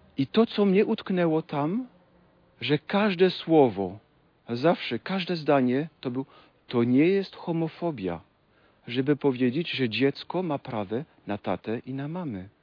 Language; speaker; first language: Polish; non-native, fluent; French